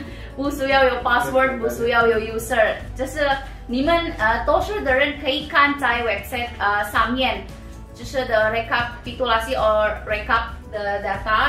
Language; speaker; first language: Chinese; non-native, learner; Indonesian